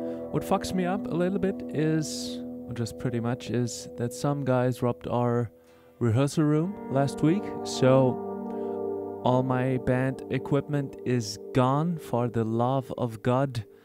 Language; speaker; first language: English; non-native, fluent; German